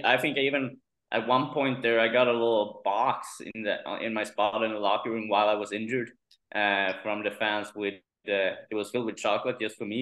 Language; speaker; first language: English; non-native, fluent; Swedish